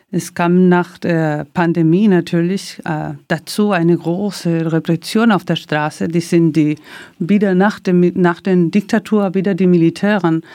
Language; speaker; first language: German; non-native, learner; Spanish